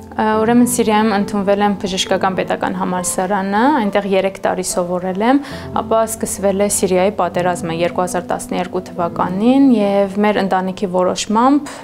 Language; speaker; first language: Armenian; early bilingual, heritage; Armenian